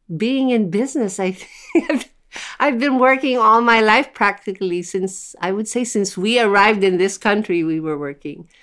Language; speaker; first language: English; non-native, local second language; Filipino